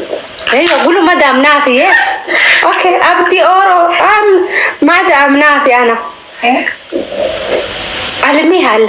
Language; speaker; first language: Arabic; native; Arabic